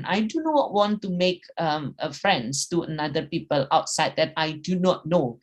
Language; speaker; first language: English; non-native, learner; Indonesian